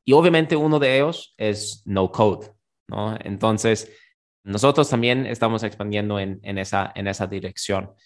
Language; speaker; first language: Spanish; non-native, fluent; German